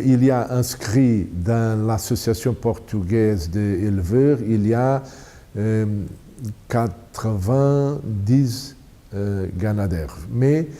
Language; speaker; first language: French; non-native, fluent; Portuguese